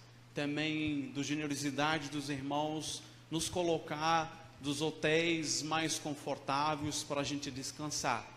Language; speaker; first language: Portuguese; non-native, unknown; Arabic